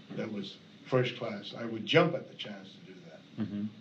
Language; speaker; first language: English; native; English